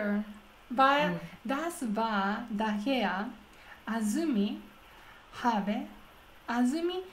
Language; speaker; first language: German; non-native, learner; Japanese